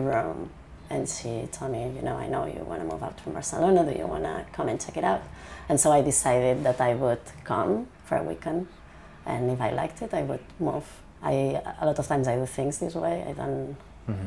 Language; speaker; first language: English; non-native, fluent; Spanish